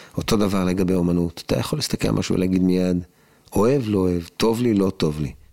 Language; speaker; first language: Hebrew; native; Hebrew